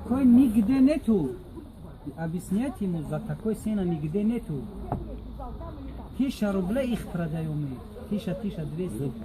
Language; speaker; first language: Russian; non-native, learner; Tajik